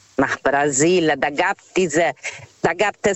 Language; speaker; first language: German; non-native, fluent; Portuguese